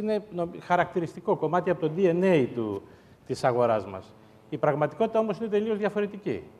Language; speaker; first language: Greek; native; Greek